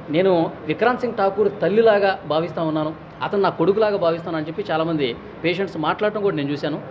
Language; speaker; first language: Telugu; native; Telugu